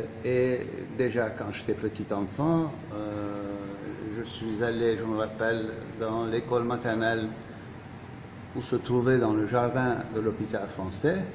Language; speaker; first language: French; non-native, fluent; Turkish